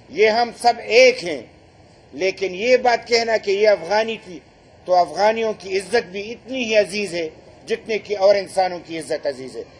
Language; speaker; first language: Urdu; non-native, local second language; Pashto